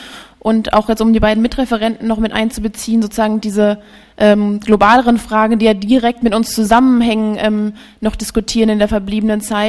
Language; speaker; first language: German; native; German